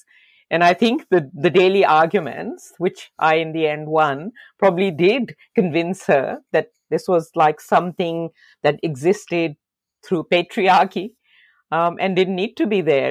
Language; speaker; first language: English; non-native, local second language; Urdu